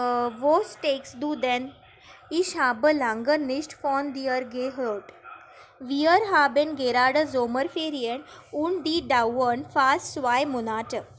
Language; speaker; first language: German; non-native, learner; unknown